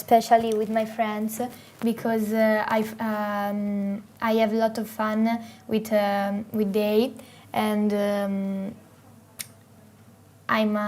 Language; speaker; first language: English; non-native, learner; Italian